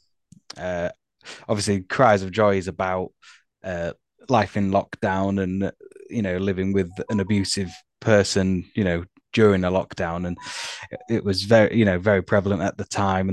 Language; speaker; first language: English; native; English